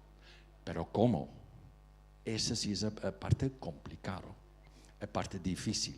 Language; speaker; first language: Spanish; non-native, fluent; Dutch